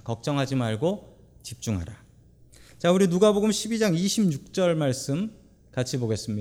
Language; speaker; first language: Korean; native; Korean